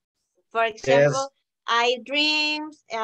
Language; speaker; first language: English; non-native, learner; Spanish